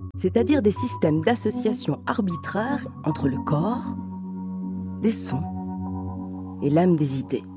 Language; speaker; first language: French; native; French